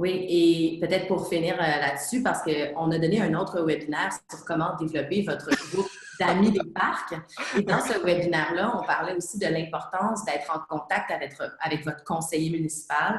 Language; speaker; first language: French; native; French